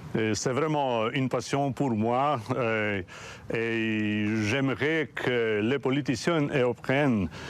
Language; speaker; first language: French; non-native, fluent; Slovenian